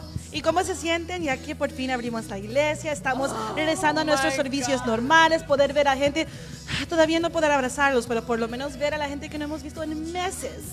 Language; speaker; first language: Spanish; early bilingual, heritage; Spanish